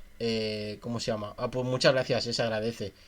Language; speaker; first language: Spanish; native; Spanish